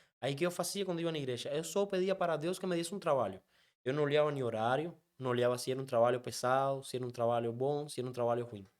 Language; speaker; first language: Portuguese; non-native, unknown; Spanish